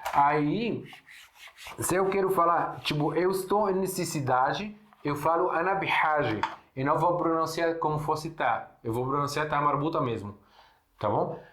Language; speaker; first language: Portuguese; non-native, fluent; Arabic